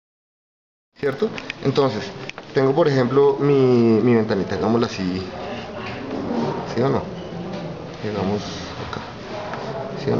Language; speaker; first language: Spanish; native; Spanish